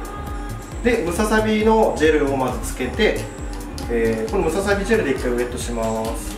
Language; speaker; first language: Japanese; native; Japanese